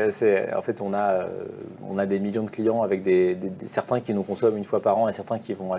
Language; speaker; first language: French; native; French